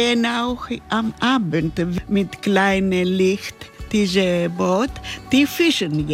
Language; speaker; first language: German; non-native, learner; Greek